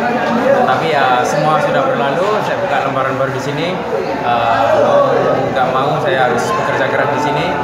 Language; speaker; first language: Indonesian; non-native, local second language; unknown